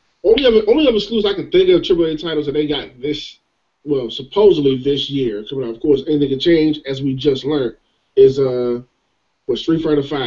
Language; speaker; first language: English; native; English